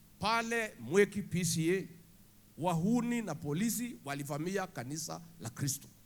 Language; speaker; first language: Swahili; non-native, local second language; Kikuyu